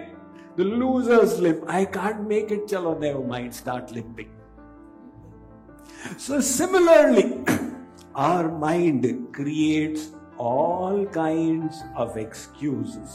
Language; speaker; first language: English; non-native, local second language; Hindi